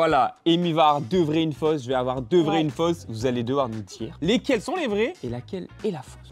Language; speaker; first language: French; native; French